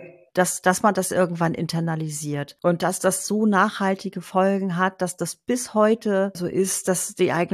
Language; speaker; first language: German; native; German